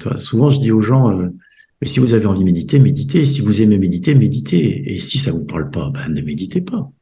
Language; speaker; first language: French; native; French